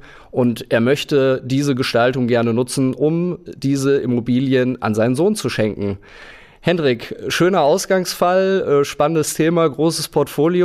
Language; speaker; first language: German; native; German